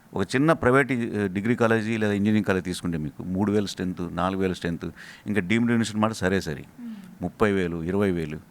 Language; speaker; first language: Telugu; native; Telugu